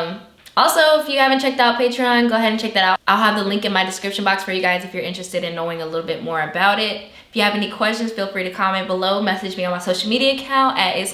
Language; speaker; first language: English; native; English